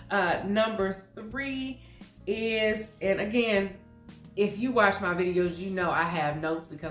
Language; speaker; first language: English; native; English